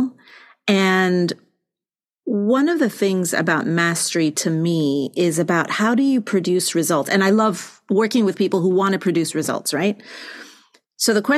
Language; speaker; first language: English; non-native, local second language; Malay